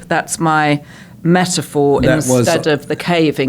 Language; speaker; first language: English; native; English